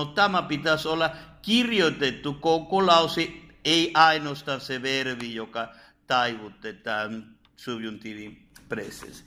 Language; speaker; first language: Finnish; non-native, fluent; Spanish